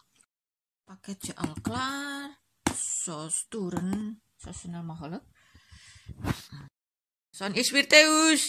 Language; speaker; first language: Dutch; non-native, learner; Indonesian